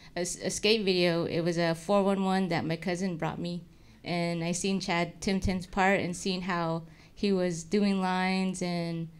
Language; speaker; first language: English; native; English